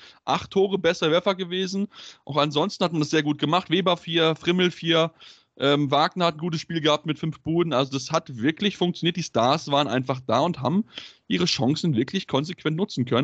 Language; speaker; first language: German; native; German